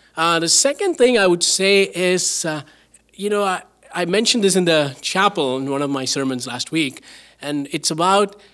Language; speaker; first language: English; non-native, local second language; Tamil